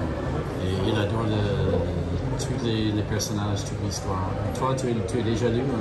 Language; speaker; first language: French; non-native, fluent; English